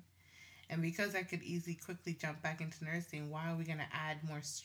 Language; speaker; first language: English; non-native, local second language; Swahili